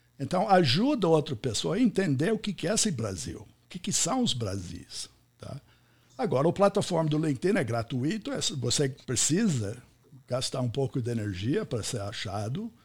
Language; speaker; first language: Portuguese; non-native, fluent; English